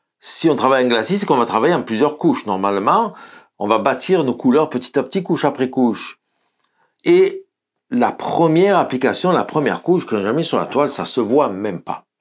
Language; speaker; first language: French; native; French